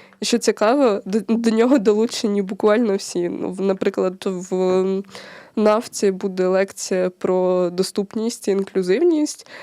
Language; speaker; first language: Ukrainian; native; Ukrainian